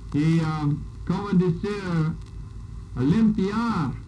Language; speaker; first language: Spanish; non-native, fluent; English